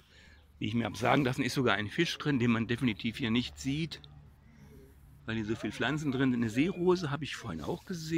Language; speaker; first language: German; native; German